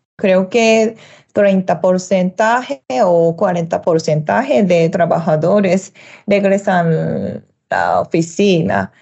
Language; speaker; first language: Spanish; non-native, learner; Japanese